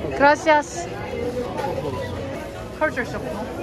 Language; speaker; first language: Spanish; non-native, learner; Turkish